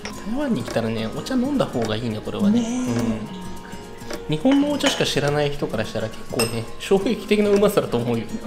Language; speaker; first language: Japanese; native; Japanese